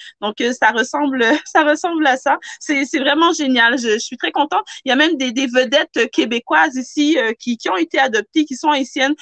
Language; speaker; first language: French; native; French